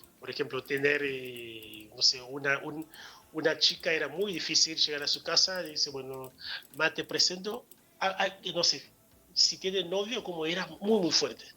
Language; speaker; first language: Spanish; non-native, fluent; Haitian Creole